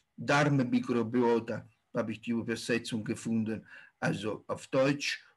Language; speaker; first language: German; non-native, fluent; Italian